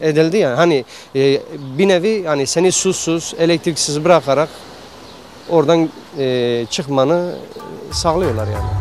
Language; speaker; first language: Turkish; native; Turkish